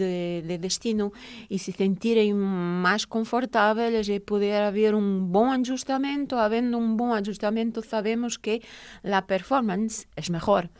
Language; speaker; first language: Spanish; non-native, fluent; Portuguese